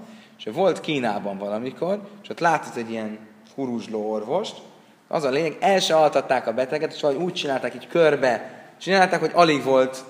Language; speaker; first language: Hungarian; native; Hungarian